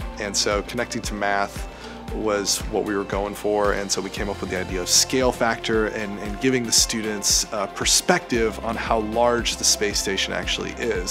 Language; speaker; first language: English; native; English